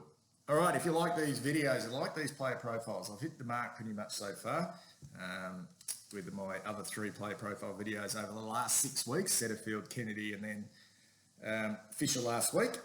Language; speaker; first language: English; native; English